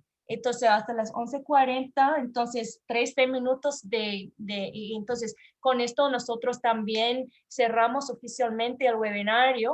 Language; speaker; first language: Spanish; non-native, learner; English